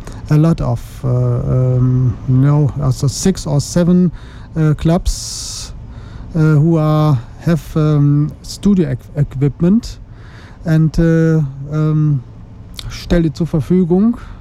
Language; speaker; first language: English; non-native, learner; German